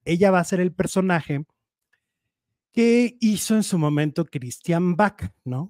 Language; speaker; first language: Spanish; native; Spanish